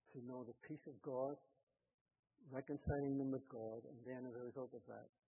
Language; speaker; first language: English; native; English